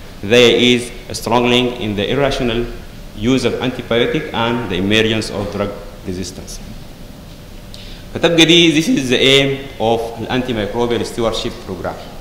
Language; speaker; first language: English; non-native, fluent; Arabic